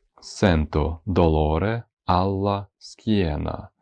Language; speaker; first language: Italian; non-native, fluent; Ukrainian